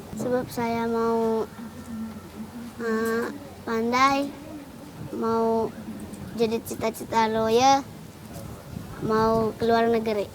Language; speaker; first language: Indonesian; non-native, local second language; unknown